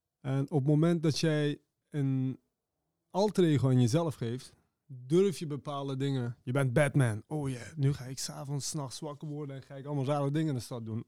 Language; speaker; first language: Dutch; early bilingual, other home language; Persian